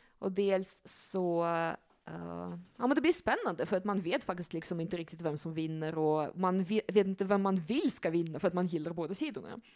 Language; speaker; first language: Swedish; early bilingual, other home language; Russian